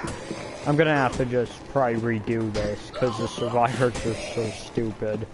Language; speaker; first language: English; native; English